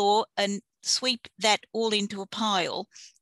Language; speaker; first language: English; native; English